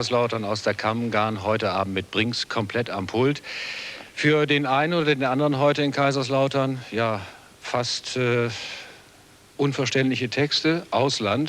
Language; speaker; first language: German; native; German